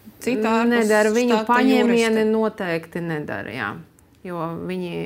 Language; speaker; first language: Latvian; non-native, local second language; Russian